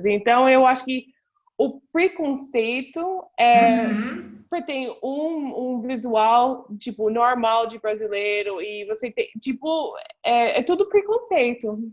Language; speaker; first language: Portuguese; non-native, fluent; English